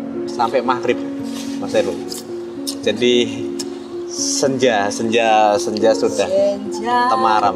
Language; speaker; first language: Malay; non-native, local second language; Javanese